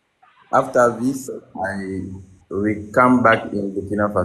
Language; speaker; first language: English; non-native, learner; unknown